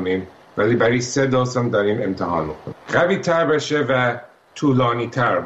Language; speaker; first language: Persian; early bilingual, heritage; Persian